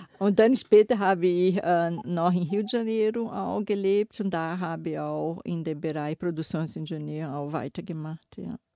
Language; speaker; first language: German; non-native, fluent; Portuguese